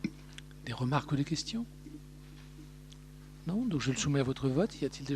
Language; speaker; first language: French; native; French